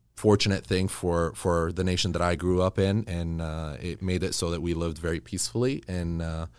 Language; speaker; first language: English; early bilingual, other home language; Arabic